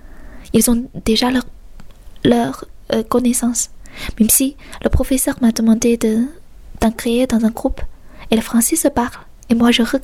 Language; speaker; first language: French; non-native, fluent; Chinese